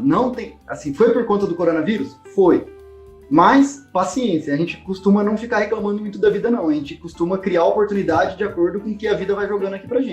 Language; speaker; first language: Portuguese; native; Portuguese